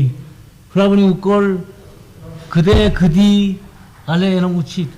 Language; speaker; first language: Czech; non-native, learner; Korean